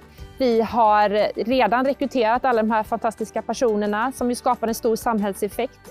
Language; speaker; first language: Swedish; native; Swedish